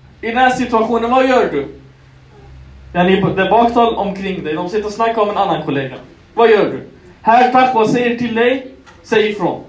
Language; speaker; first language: Swedish; non-native, local second language; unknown